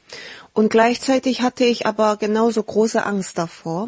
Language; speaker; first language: German; early bilingual, heritage; Korean